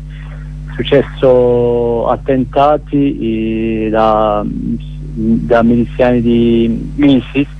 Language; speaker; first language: Italian; non-native, learner; Kurdish